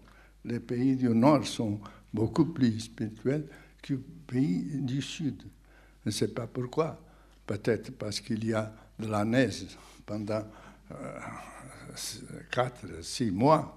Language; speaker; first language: French; non-native, fluent; Portuguese